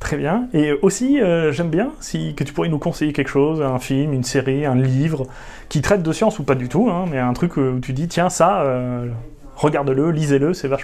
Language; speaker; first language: French; native; French